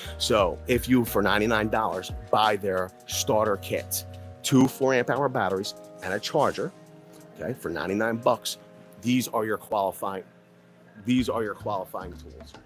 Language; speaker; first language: English; native; English